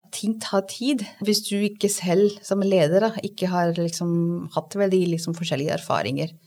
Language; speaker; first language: Norwegian; non-native, fluent; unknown